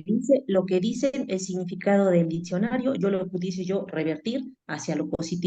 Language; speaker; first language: Spanish; native; Spanish